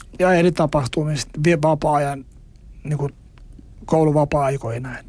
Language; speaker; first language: Finnish; non-native, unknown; Albanian